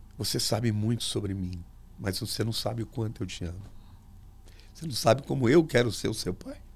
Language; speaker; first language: Portuguese; native; Portuguese